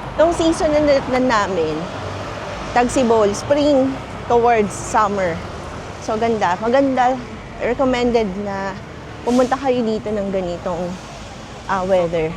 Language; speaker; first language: Filipino; native; Filipino